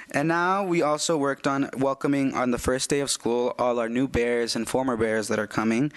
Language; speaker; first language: English; early bilingual, other home language; Spanish